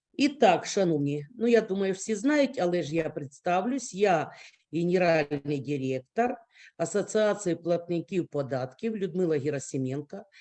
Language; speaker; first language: Ukrainian; native; Ukrainian